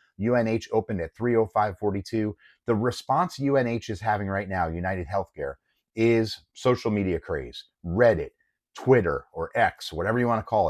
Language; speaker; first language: English; native; English